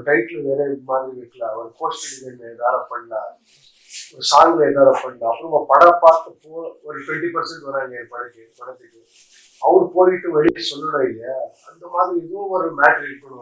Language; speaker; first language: Tamil; non-native, learner; Kannada